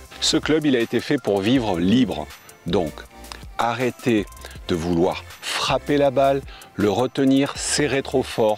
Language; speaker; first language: French; native; French